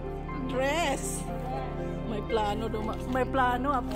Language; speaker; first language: Filipino; native; Filipino